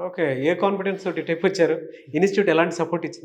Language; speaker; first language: Telugu; native; Telugu